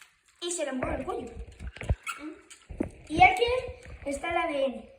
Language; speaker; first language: Spanish; native; Spanish